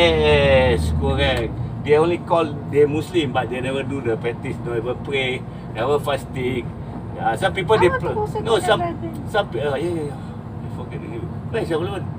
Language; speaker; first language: English; non-native, local second language; Malay